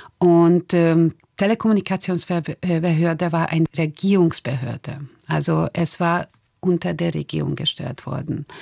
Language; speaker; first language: German; non-native, fluent; Hungarian